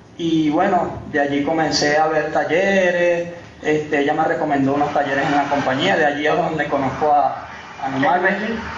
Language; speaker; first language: Spanish; native; Spanish